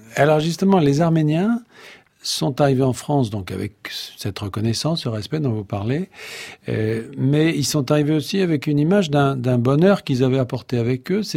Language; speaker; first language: French; native; French